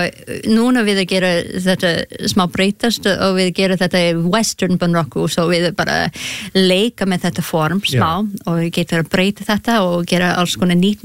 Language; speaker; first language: Icelandic; non-native, learner; English